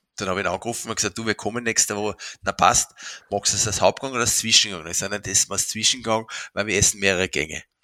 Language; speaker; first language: German; non-native, fluent; French